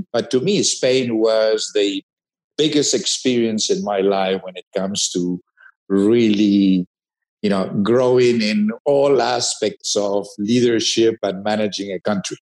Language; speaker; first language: English; non-native, fluent; Spanish